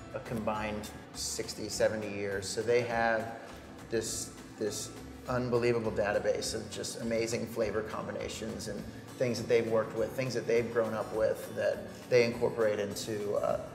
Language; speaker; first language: English; native; English